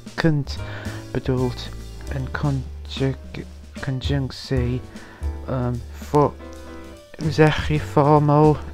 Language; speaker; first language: Dutch; non-native, learner; English